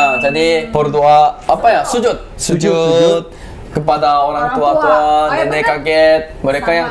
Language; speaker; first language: Indonesian; non-native, fluent; Korean